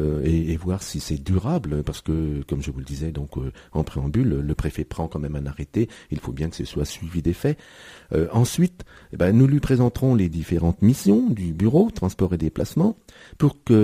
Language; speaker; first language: French; native; French